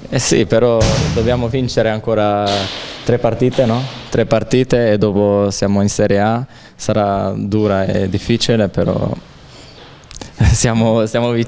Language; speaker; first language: Italian; non-native, learner; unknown